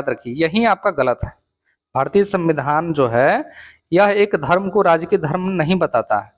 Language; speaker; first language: Hindi; native; Hindi